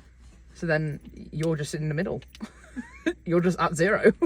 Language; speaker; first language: English; native; English